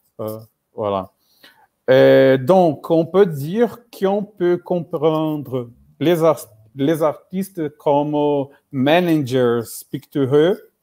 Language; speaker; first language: French; non-native, learner; Portuguese